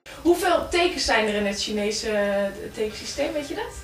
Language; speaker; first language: Dutch; native; Dutch